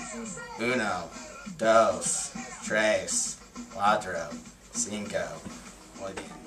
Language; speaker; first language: Spanish; non-native, learner; English